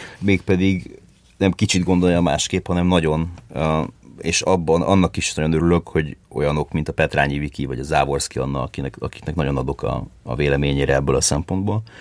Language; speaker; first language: Hungarian; early bilingual, heritage; Hungarian